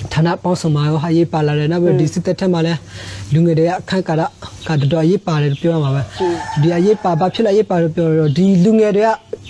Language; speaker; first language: Burmese; non-native, local second language; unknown